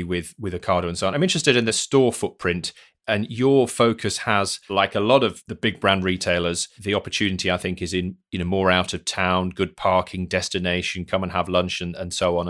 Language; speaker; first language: English; native; English